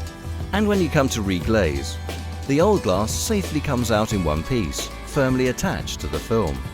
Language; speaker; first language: English; native; English